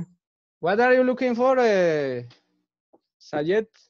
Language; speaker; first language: English; non-native, fluent; Spanish